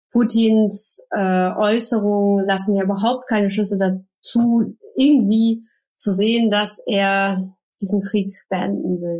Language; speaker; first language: German; native; German